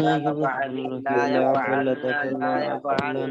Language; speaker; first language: Arabic; non-native, learner; Bangla